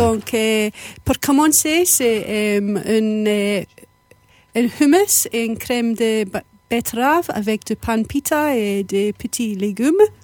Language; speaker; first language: French; non-native, fluent; English